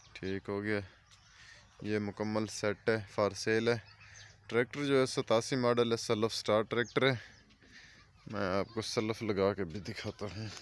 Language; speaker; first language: Urdu; non-native, local second language; Punjabi